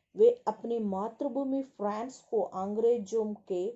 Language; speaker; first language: Hindi; non-native, local second language; Telugu